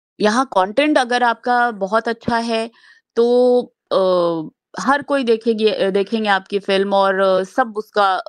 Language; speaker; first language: Hindi; native; Hindi